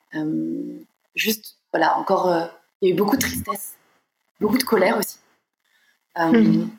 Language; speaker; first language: French; native; French